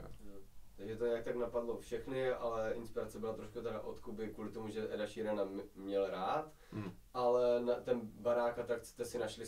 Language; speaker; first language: Czech; native; Czech